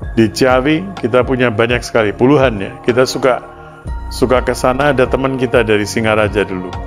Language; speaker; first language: Indonesian; early bilingual, other home language; Sindhi